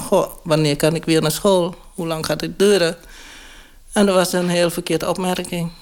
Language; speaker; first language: Dutch; non-native, learner; Khmer